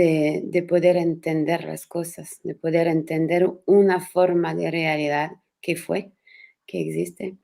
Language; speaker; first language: Spanish; non-native, learner; French